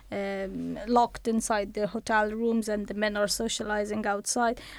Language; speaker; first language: English; non-native, fluent; Persian